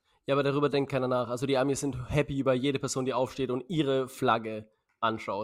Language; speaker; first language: German; native; German